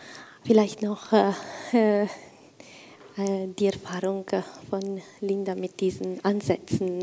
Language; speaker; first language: German; non-native, fluent; Italian